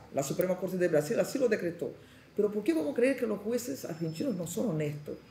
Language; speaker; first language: Spanish; non-native, fluent; Portuguese